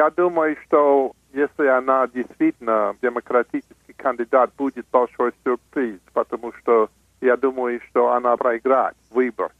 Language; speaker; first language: Russian; non-native, fluent; English